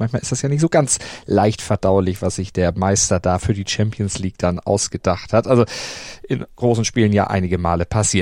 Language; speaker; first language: German; native; German